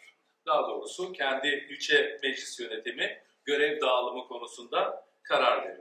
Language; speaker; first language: Turkish; early bilingual, heritage; Turkish